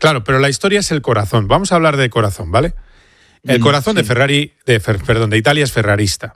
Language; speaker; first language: Spanish; native; Spanish